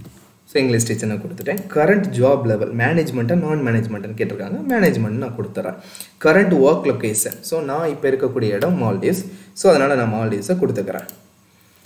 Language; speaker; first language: Tamil; native; Tamil